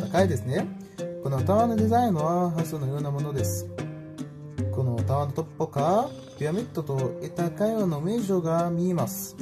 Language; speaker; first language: Japanese; non-native, learner; Arabic